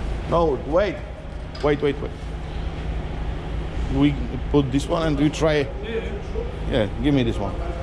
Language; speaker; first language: English; non-native, learner; Polish